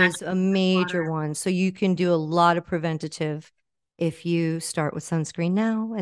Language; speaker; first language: English; native; English